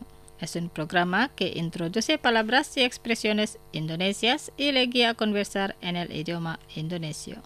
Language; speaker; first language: Spanish; non-native, fluent; Indonesian